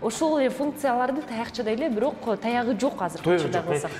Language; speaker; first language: Kyrgyz; native; Kyrgyz